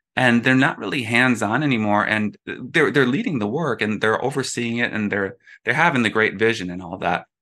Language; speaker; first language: English; native; English